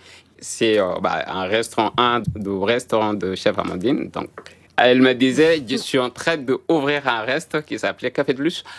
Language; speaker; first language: French; non-native, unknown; Arabic